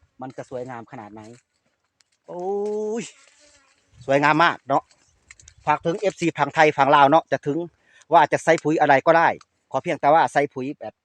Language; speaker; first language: Thai; non-native, local second language; Lao